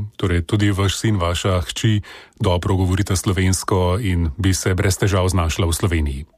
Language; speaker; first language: Slovenian; native; Slovenian